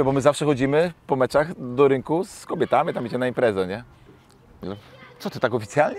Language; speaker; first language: Polish; native; Polish